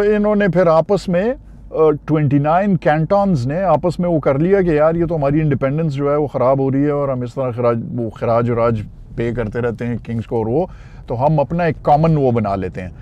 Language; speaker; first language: Urdu; non-native, local second language; Pashto